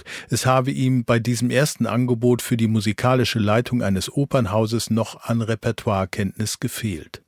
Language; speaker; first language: German; native; German